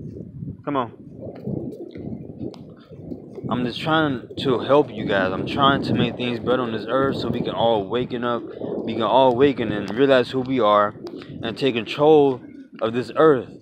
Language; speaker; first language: English; native; English